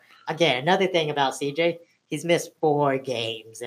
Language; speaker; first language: English; native; English